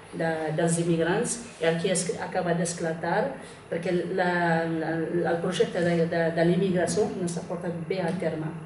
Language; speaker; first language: Catalan; non-native, fluent; Kabyle